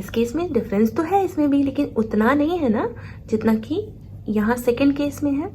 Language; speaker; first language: Hindi; native; Hindi